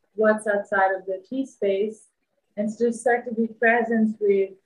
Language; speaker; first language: English; non-native, fluent; Bosnian